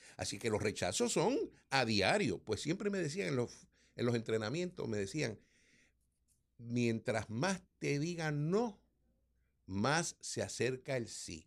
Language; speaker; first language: Spanish; native; Spanish